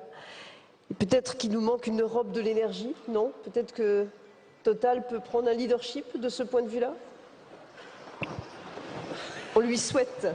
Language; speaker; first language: French; native; French